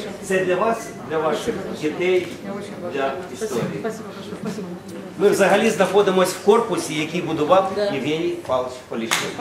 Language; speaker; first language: Ukrainian; native; Ukrainian